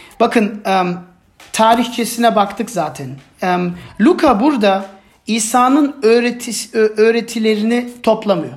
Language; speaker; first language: Turkish; non-native, fluent; German